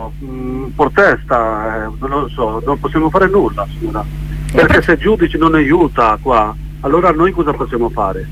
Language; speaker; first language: Italian; non-native, learner; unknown